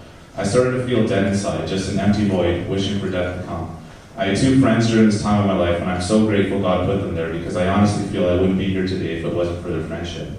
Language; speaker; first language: English; native; English